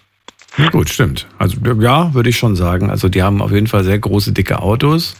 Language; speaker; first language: German; native; German